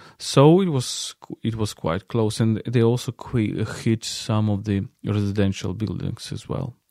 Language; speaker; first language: English; non-native, fluent; Ukrainian